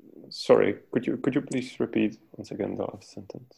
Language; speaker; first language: English; non-native, fluent; Czech